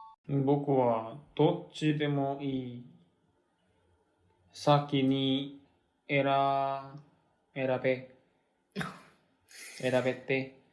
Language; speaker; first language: Japanese; non-native, learner; Korean